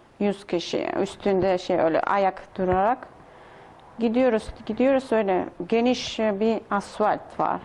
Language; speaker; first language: Turkish; non-native, learner; Russian